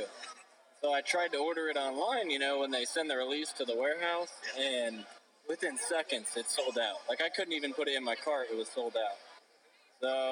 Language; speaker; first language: English; native; English